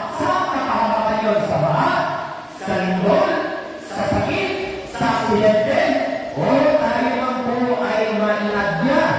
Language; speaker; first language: Filipino; non-native, local second language; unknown